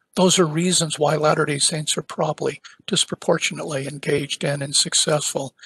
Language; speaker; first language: English; native; English